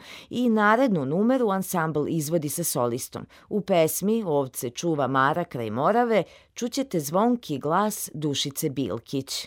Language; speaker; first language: Serbian; native; Serbian